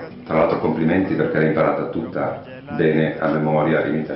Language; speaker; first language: Italian; native; Italian